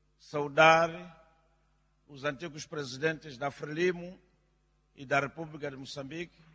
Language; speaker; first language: Portuguese; non-native, local second language; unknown